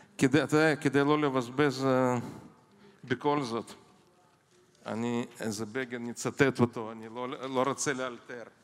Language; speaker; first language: Hebrew; non-native, fluent; Russian